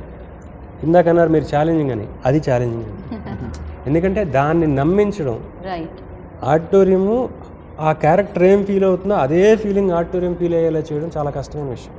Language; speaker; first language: Telugu; native; Telugu